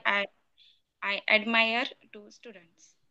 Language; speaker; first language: English; non-native, learner; Marathi